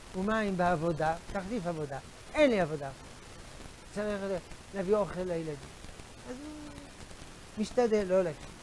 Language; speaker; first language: Hebrew; non-native, fluent; French